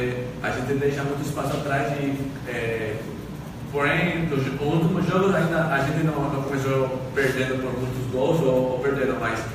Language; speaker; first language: Portuguese; non-native, fluent; Spanish